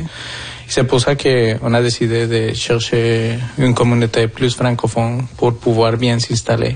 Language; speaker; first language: French; non-native, fluent; Spanish